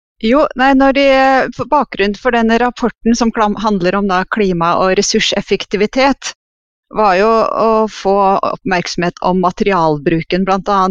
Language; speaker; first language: Norwegian; native; Norwegian